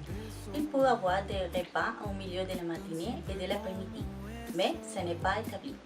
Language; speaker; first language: French; non-native, learner; Spanish